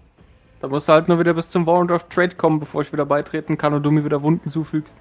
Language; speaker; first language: German; native; German